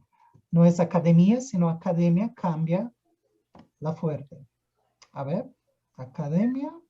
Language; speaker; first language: Spanish; non-native, fluent; Portuguese